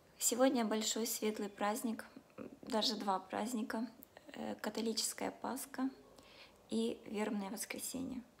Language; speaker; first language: Russian; native; Russian